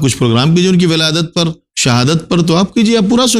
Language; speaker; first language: Urdu; native; Urdu